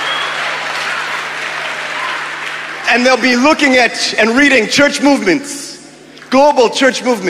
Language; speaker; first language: English; native; English